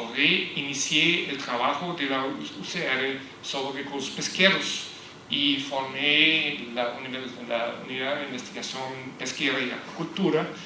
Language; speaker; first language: Spanish; non-native, fluent; German